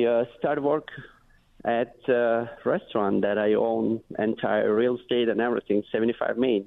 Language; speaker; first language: English; non-native, fluent; Turkish